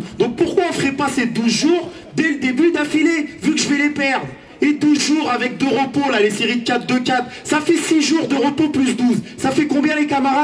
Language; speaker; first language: French; native; French